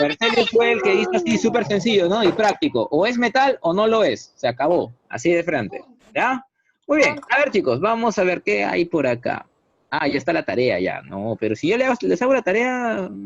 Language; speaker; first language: Spanish; native; Spanish